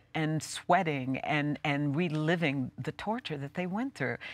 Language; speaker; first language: English; native; English